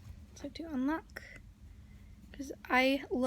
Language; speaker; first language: English; native; English